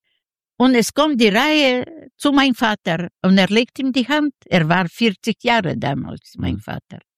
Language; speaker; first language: German; non-native, learner; Yiddish